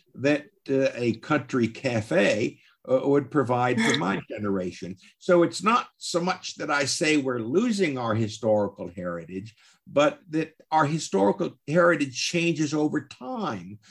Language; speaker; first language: English; native; English